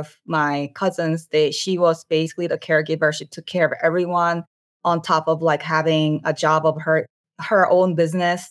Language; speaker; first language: English; non-native, fluent; Korean